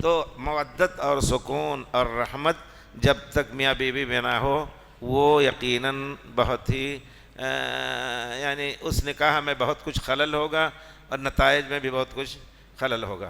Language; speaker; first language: Urdu; native; Urdu